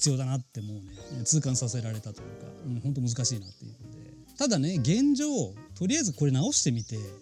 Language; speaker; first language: Japanese; native; Japanese